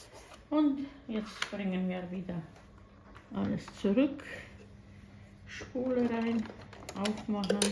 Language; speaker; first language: German; non-native, fluent; Croatian